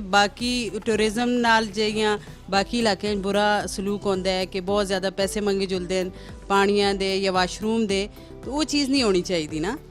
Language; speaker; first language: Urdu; non-native, local second language; Northern Hindko